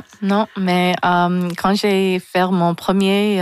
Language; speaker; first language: French; non-native, learner; English